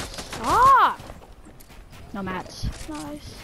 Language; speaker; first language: English; native; English